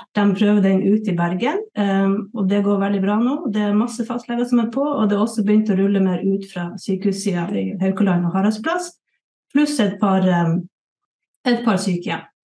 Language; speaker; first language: Norwegian; native; Norwegian